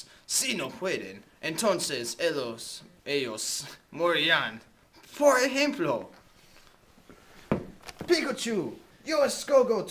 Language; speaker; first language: Spanish; non-native, learner; English